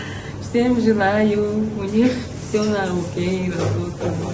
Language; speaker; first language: Russian; non-native, fluent; Tajik